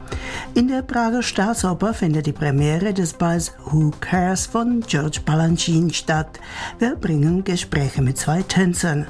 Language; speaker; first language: German; native; German